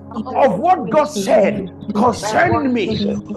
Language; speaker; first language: English; non-native, local second language; Yoruba